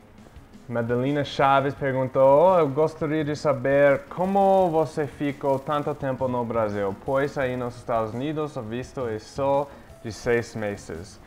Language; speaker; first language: Portuguese; non-native, fluent; English